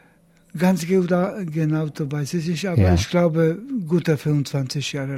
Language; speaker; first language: German; non-native, learner; Polish